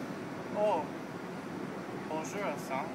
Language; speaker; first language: French; non-native, learner; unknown